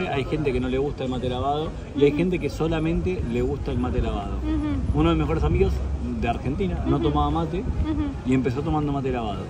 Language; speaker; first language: Spanish; native; Spanish